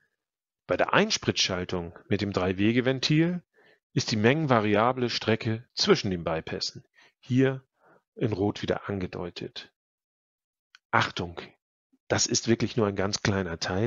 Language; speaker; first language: German; native; German